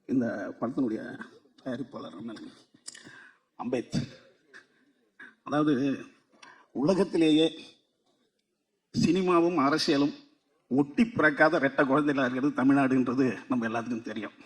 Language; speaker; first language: Tamil; native; Tamil